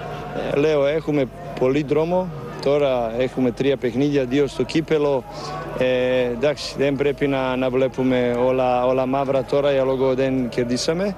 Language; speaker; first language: Greek; non-native, fluent; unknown